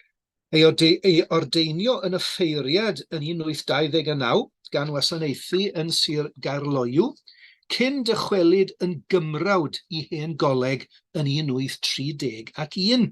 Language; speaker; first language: Welsh; native; Welsh